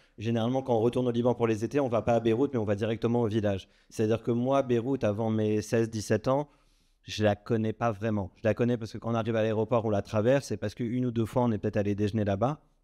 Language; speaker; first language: French; early bilingual, other home language; Arabic